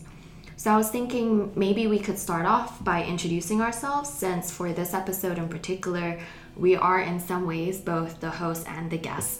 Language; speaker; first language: English; non-native, local second language; Cantonese